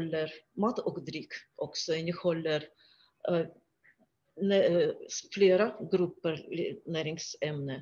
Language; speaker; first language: Swedish; non-native, fluent; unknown